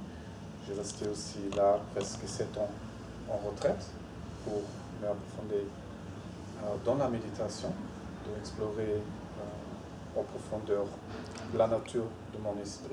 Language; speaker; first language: French; non-native, fluent; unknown